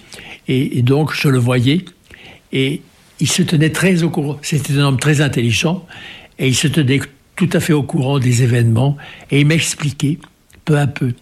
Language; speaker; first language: French; native; French